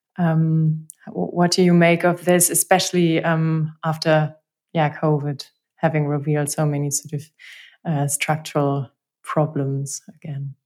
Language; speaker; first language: English; non-native, fluent; German